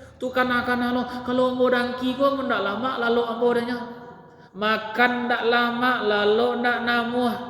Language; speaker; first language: Malay; non-native, local second language; Minangkabau